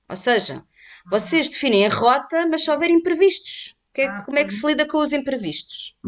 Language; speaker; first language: Portuguese; native; Portuguese